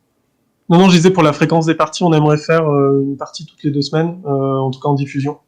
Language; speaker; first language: French; native; French